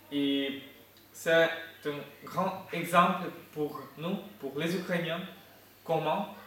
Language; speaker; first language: French; non-native, fluent; Ukrainian